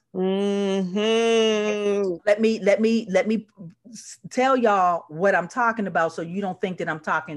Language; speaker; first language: English; native; English